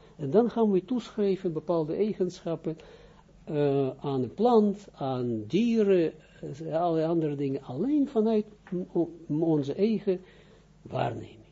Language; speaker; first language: Dutch; non-native, fluent; Russian